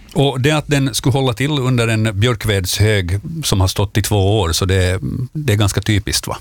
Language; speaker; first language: Swedish; native; Swedish